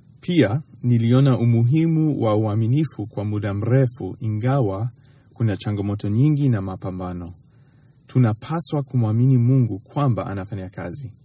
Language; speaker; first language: Swahili; early bilingual, other home language; English